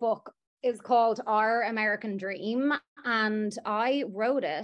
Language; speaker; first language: English; native; English